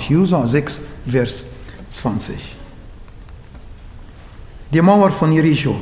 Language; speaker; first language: German; non-native, fluent; Arabic